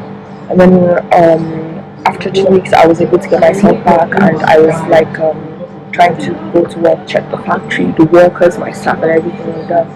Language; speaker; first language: English; non-native, local second language; Hausa